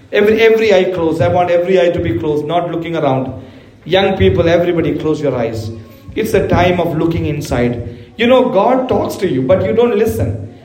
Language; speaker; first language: English; non-native, local second language; Malayalam